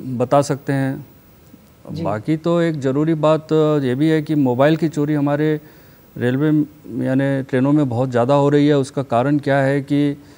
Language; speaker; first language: Hindi; native; Hindi